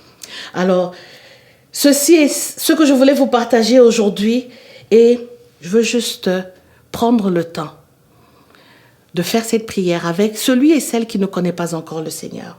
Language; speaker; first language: French; native; French